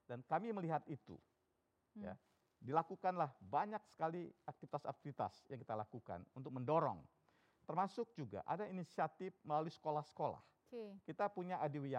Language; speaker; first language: Indonesian; native; Indonesian